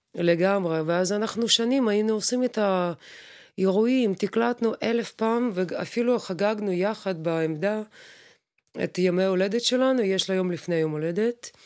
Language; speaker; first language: Hebrew; non-native, fluent; Russian